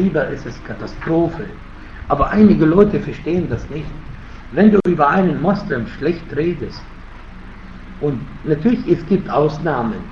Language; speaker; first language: German; non-native, fluent; Arabic